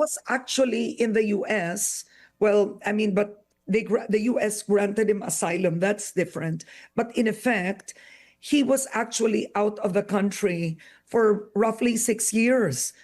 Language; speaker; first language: English; non-native, local second language; Filipino